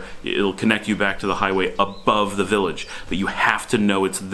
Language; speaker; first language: English; native; English